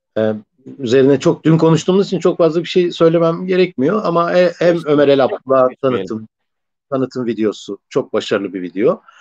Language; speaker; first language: Turkish; native; Turkish